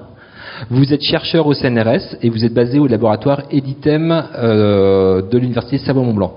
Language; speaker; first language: French; native; French